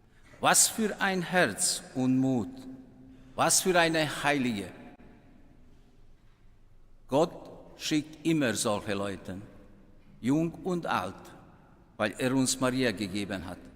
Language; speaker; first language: German; non-native, fluent; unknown